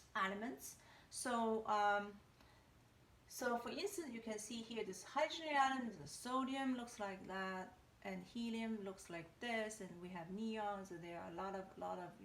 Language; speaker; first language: English; non-native, fluent; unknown